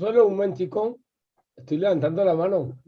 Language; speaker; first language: Spanish; native; Spanish